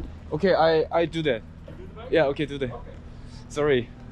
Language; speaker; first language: English; non-native, learner; Korean